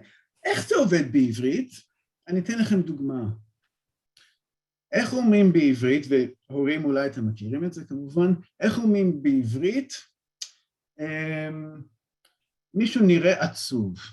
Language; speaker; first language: Hebrew; non-native, fluent; English